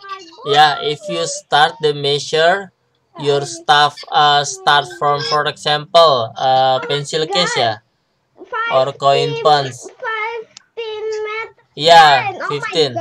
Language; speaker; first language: English; non-native, learner; Indonesian